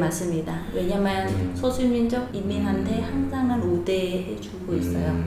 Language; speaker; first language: Korean; non-native, learner; Vietnamese